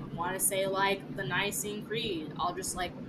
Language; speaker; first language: English; early bilingual, other home language; French